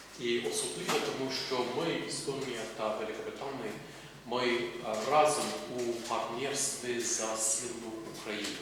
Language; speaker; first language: Ukrainian; non-native, fluent; English